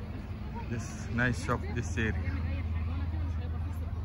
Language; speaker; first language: English; non-native, learner; Sinhala